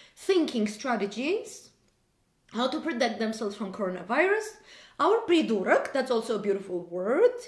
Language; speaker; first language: English; non-native, fluent; Armenian